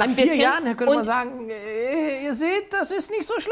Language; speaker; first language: German; native; German